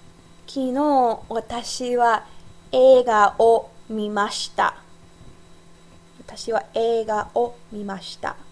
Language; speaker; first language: Japanese; non-native, fluent; English